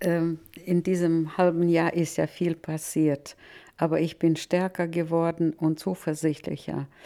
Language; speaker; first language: German; non-native, fluent; Russian